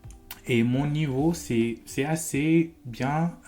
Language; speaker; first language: French; non-native, fluent; English